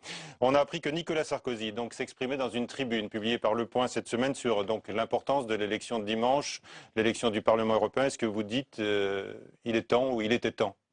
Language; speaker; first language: French; native; French